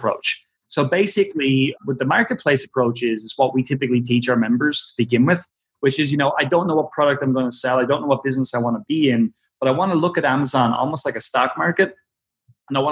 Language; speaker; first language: English; native; English